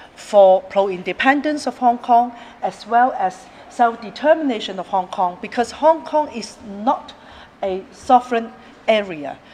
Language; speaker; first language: English; non-native, local second language; Cantonese